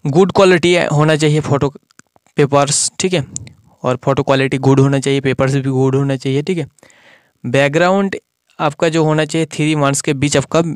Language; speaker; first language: Hindi; non-native, local second language; Bangla